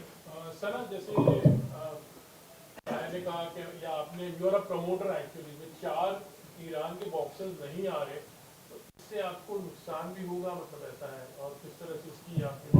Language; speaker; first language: Hindi; native; Hindi